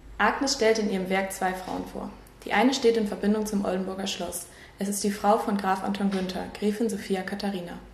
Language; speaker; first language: German; native; German